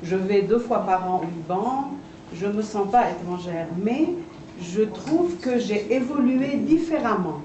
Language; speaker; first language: French; non-native, local second language; Arabic